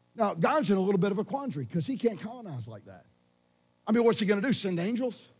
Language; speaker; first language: English; native; English